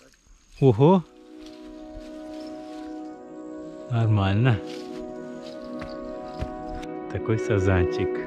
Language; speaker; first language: Russian; non-native, local second language; Uzbek